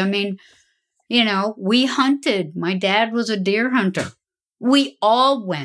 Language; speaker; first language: English; native; English